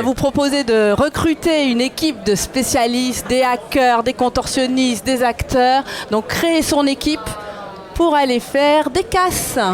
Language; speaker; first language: French; native; French